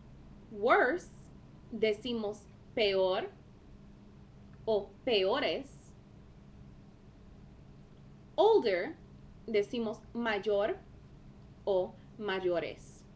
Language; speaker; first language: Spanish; non-native, fluent; English